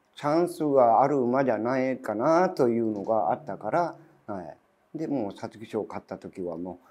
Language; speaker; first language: Japanese; native; Japanese